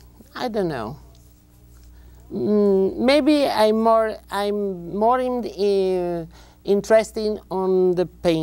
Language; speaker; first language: English; non-native, learner; Italian